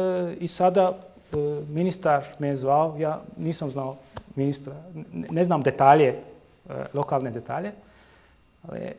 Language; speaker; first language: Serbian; non-native, local second language; Turkish